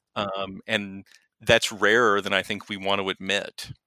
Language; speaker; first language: English; native; English